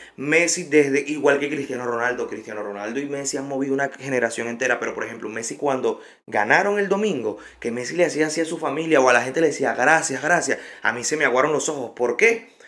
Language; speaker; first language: Spanish; native; Spanish